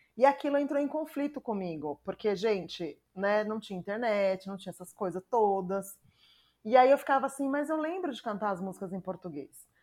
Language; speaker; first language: Portuguese; native; Portuguese